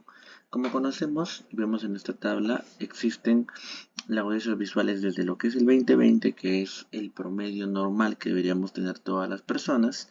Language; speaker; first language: Spanish; native; Spanish